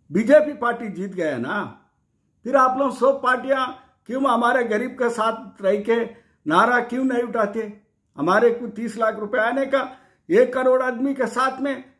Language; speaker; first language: Hindi; non-native, local second language; Telugu